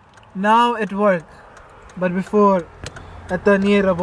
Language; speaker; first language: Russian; non-native, learner; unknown